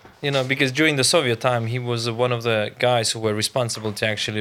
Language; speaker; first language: English; non-native, fluent; Ukrainian